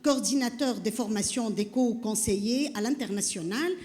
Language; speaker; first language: French; non-native, local second language; Arabic